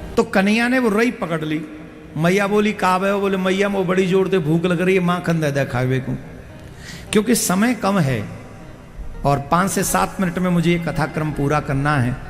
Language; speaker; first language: Hindi; native; Hindi